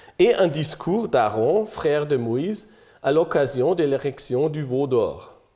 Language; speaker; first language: French; non-native, fluent; German